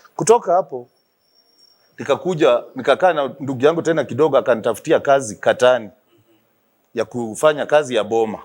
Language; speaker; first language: Swahili; non-native, local second language; Luyia